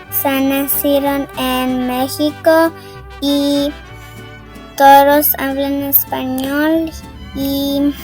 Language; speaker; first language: Spanish; early bilingual, other home language; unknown